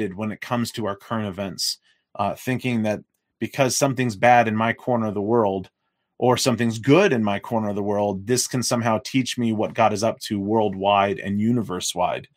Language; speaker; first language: English; native; English